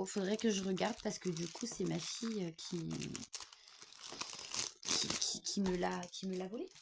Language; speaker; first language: French; native; French